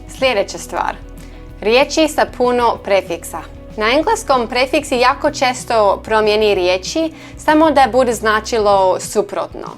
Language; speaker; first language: Croatian; non-native, learner; English